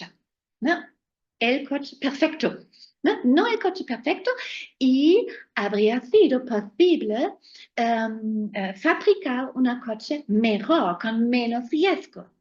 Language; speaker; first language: Spanish; non-native, fluent; German